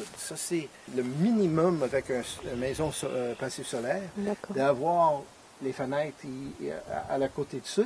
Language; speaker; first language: French; non-native, fluent; English